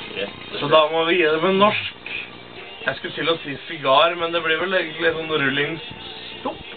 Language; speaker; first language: Norwegian; native; Norwegian